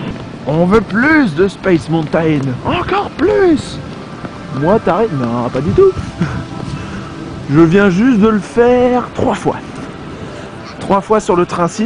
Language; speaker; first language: French; native; French